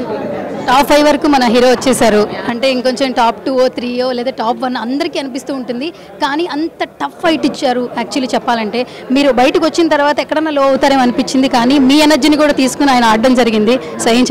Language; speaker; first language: Telugu; native; Telugu